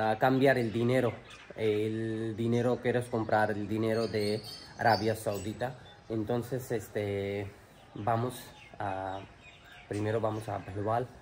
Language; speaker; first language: Spanish; non-native, learner; Urdu